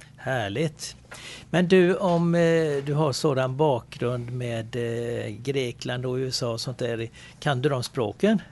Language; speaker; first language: Swedish; native; Swedish